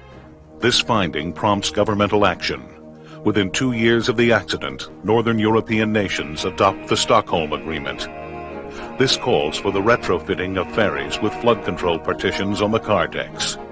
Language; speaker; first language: English; native; English